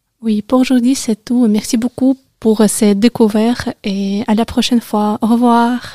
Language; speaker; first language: French; non-native, learner; Russian